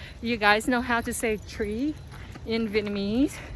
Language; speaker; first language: English; non-native, fluent; Vietnamese